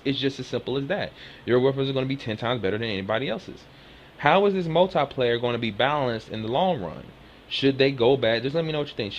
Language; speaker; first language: English; native; English